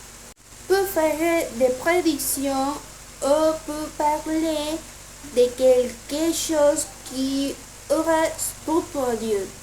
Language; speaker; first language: French; non-native, learner; Spanish